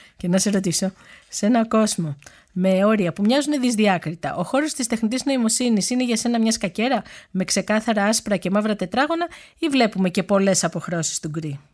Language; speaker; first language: Greek; native; Greek